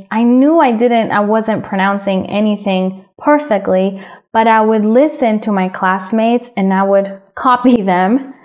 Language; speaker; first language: English; early bilingual, other home language; Spanish